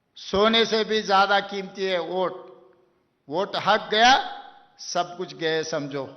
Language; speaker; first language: Hindi; non-native, local second language; Telugu